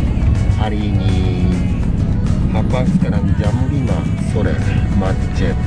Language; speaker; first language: Indonesian; non-native, learner; Japanese